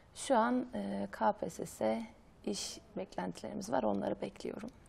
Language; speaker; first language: Turkish; native; Turkish